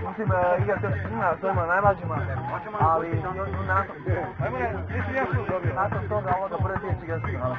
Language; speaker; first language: Bosnian; native; Bosnian